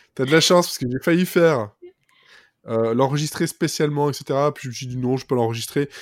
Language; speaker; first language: French; native; French